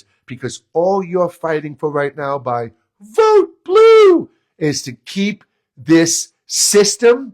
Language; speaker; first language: English; native; English